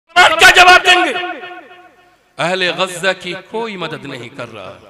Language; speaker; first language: Urdu; native; Urdu